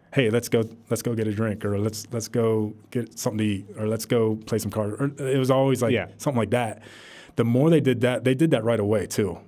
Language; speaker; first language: English; native; English